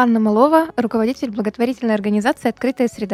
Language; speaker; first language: Russian; native; Russian